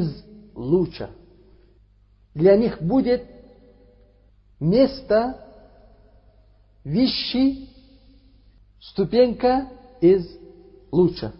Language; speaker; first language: Russian; non-native, learner; Uzbek